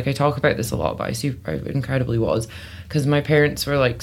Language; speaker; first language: English; native; English